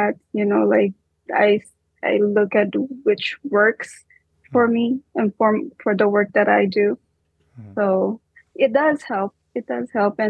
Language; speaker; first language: English; non-native, local second language; Filipino